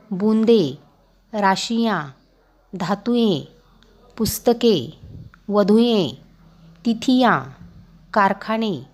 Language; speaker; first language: Hindi; non-native, local second language; Marathi